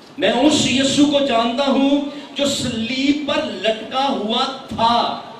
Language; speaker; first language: Urdu; non-native, local second language; Punjabi